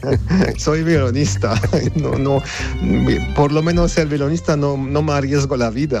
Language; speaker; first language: Spanish; non-native, fluent; Armenian